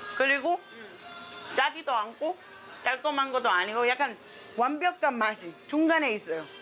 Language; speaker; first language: Korean; non-native, fluent; Spanish